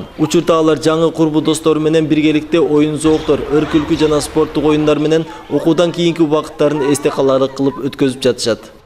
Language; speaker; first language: Kyrgyz; native; Kyrgyz